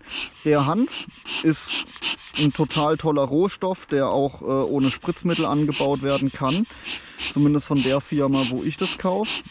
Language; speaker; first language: German; native; German